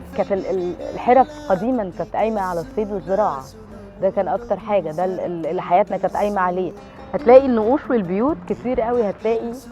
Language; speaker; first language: Egyptian Arabic; non-native, local second language; Arabic